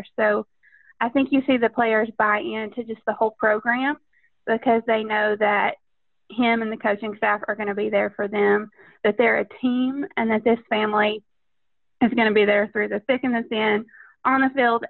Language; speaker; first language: English; native; English